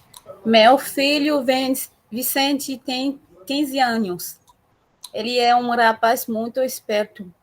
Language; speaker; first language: Portuguese; non-native, learner; Haitian Creole